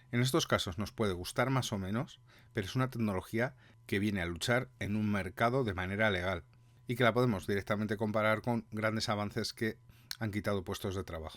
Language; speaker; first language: Spanish; native; Spanish